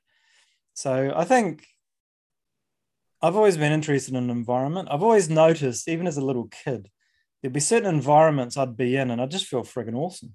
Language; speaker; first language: English; native; English